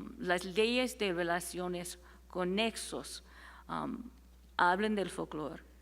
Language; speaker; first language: Spanish; non-native, fluent; English